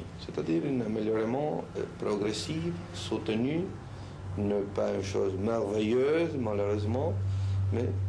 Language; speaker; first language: French; non-native, fluent; Spanish